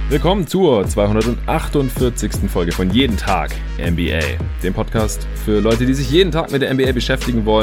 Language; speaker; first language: German; native; German